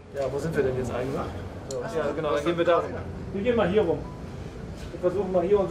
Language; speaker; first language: German; native; German